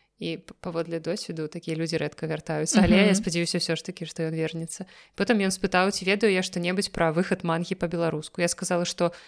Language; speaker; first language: Belarusian; non-native, local second language; Russian